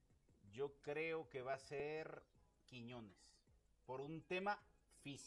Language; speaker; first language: Spanish; native; Spanish